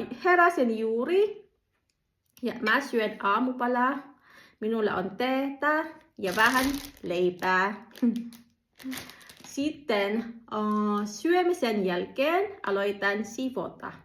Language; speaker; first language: Finnish; non-native, learner; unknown